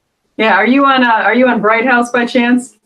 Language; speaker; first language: English; native; English